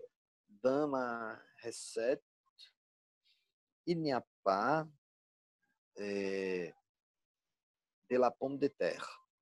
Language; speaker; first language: French; non-native, learner; Portuguese